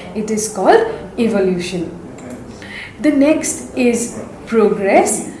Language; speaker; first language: English; non-native, local second language; Assamese